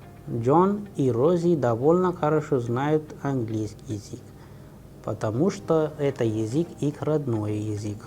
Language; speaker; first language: Russian; non-native, fluent; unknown